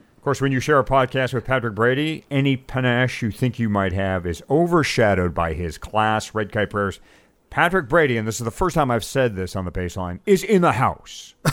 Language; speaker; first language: English; native; English